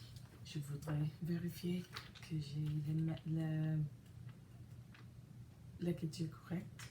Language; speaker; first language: French; non-native, learner; English